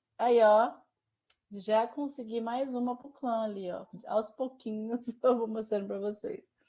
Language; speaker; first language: Portuguese; native; Portuguese